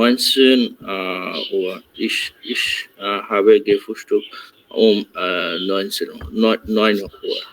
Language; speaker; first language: German; non-native, learner; Bangla